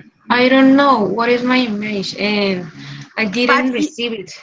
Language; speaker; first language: English; non-native, learner; Spanish